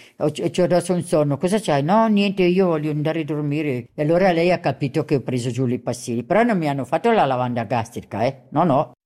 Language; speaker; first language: Italian; non-native, local second language; German